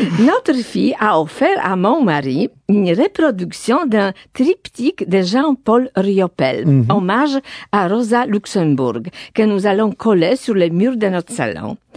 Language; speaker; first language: French; non-native, fluent; Polish